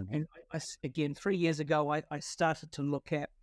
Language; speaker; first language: English; native; English